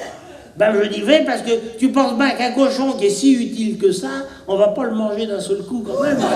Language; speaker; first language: French; native; French